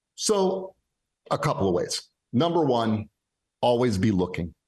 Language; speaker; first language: English; native; English